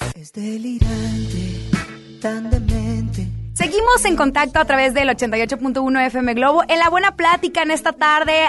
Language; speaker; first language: Spanish; native; Spanish